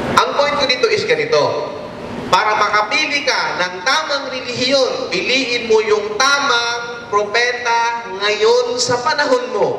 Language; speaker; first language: Filipino; non-native, local second language; Waray